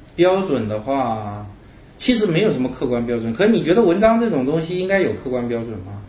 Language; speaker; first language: Chinese; native; Chinese